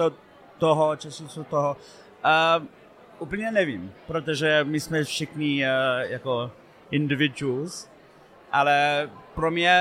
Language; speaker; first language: Czech; non-native, fluent; English